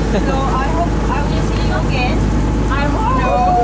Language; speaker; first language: English; non-native, learner; French